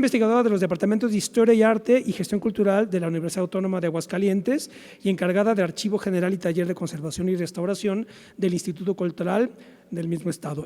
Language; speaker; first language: Spanish; native; Spanish